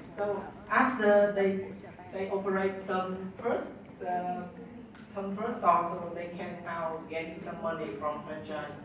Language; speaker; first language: English; non-native, learner; Vietnamese